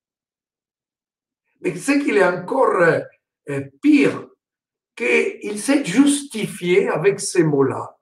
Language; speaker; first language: French; non-native, fluent; Italian